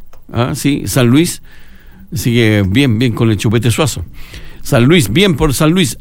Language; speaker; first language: Spanish; native; Spanish